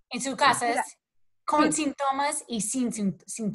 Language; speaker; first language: Spanish; non-native, fluent; English